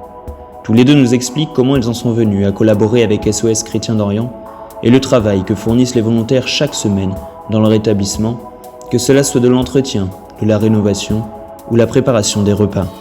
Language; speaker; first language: French; native; French